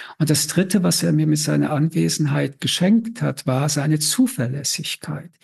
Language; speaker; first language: German; early bilingual, other home language; French